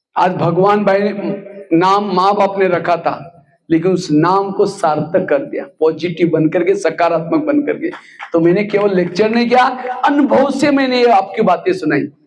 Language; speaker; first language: Hindi; non-native, local second language; Marathi